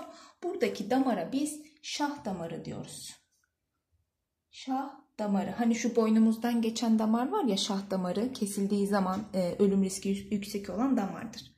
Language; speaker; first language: Turkish; native; Turkish